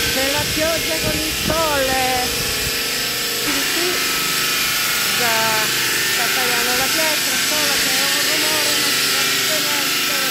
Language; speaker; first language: Italian; non-native, fluent; Portuguese